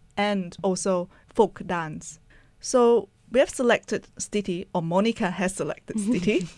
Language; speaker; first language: English; non-native, local second language; Chinese